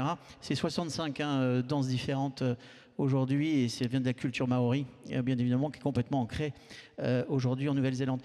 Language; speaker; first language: French; native; French